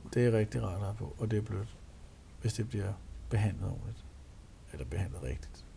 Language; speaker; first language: Danish; native; Danish